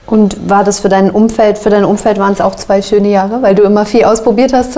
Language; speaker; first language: German; native; German